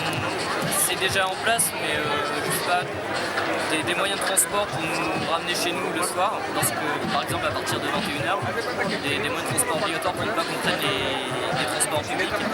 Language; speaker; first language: French; native; French